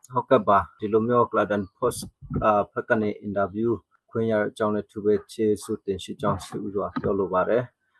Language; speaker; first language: Burmese; non-native, local second language; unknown